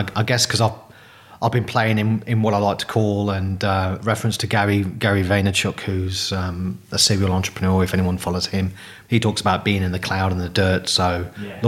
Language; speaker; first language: English; native; English